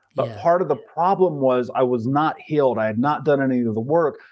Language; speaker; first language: English; native; English